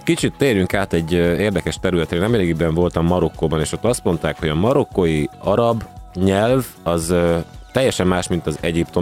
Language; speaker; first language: Hungarian; native; Hungarian